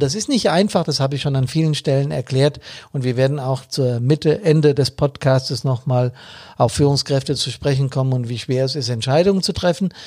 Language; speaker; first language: German; native; German